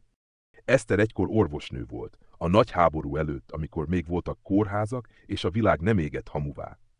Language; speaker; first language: Hungarian; native; Hungarian